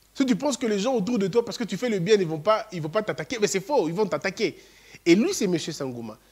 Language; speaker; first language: French; non-native, local second language; Lingala